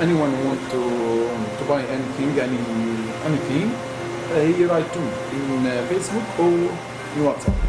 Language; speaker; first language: English; non-native, learner; Arabic